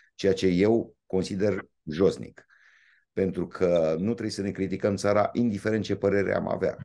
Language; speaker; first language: Romanian; native; Romanian